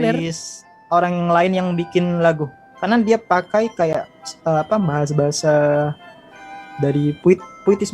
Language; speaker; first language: Indonesian; native; Indonesian